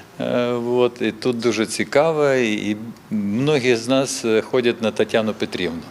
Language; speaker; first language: Ukrainian; non-native, local second language; Russian